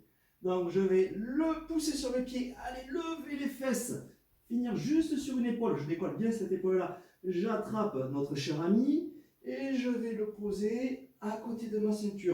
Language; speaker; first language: French; native; French